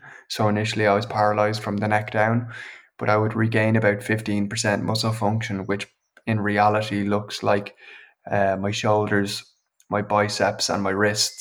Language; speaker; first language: English; native; English